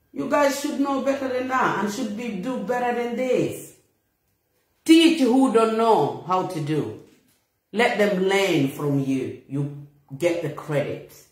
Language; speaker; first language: English; non-native, fluent; Upper Guinea Crioulo